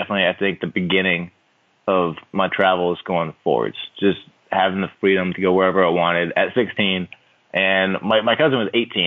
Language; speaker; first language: English; native; English